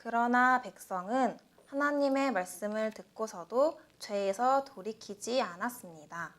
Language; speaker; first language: Korean; native; Korean